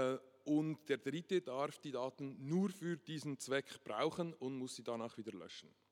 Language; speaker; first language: German; non-native, local second language; French